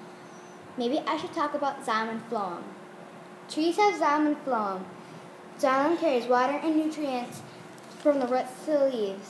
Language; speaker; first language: English; native; English